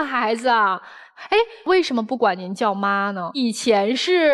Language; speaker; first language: Chinese; native; Chinese